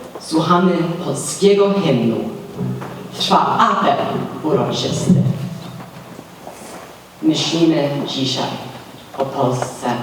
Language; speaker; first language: Polish; early bilingual, heritage; Polish